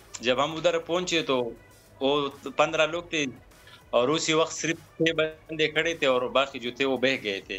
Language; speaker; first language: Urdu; non-native, local second language; Pashto